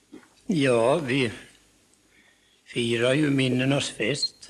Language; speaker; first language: Swedish; native; Swedish